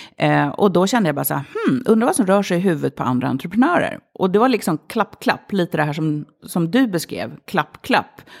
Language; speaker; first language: Swedish; early bilingual, other home language; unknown